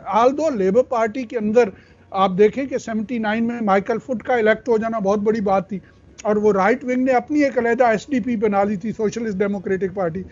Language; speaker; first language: Urdu; non-native, local second language; Punjabi